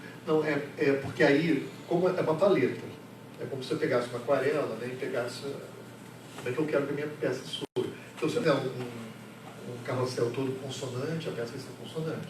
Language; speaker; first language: Portuguese; native; Portuguese